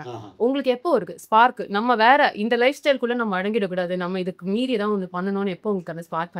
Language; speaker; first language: Tamil; native; Tamil